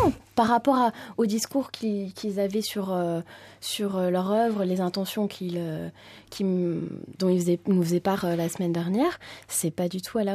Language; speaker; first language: French; native; French